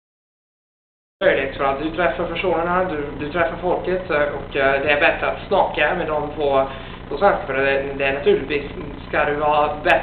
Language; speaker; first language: Swedish; non-native, fluent; Italian